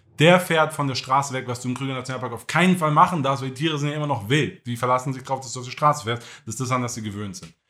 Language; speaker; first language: German; native; German